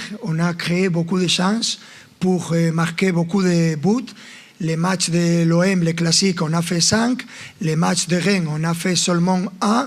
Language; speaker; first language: French; non-native, fluent; Spanish